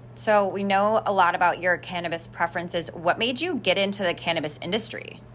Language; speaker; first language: English; native; English